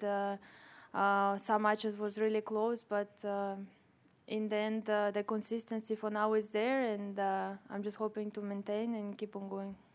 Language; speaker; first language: English; non-native, fluent; Russian